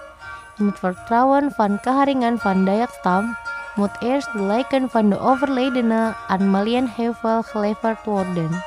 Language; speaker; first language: Dutch; non-native, fluent; Indonesian